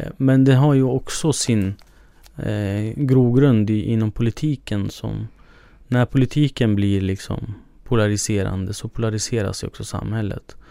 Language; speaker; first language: Swedish; early bilingual, other home language; Kurdish